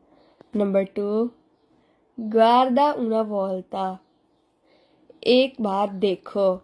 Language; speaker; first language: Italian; non-native, learner; Urdu